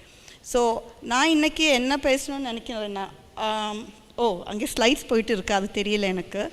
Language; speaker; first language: Tamil; early bilingual, heritage; Tamil